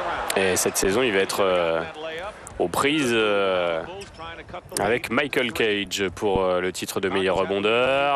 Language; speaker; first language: French; native; French